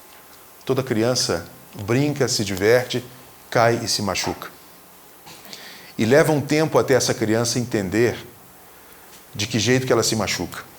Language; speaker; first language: Portuguese; native; Portuguese